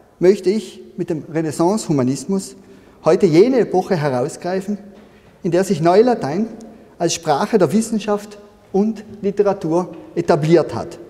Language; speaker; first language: German; native; German